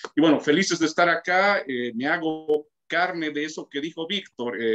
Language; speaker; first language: Spanish; native; Spanish